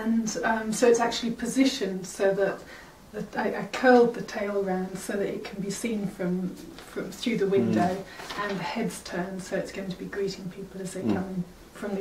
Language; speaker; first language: English; native; English